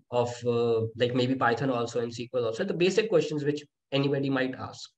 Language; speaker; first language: English; non-native, local second language; Hindi